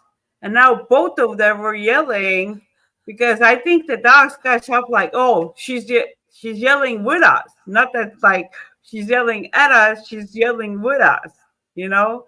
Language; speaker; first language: English; non-native, fluent; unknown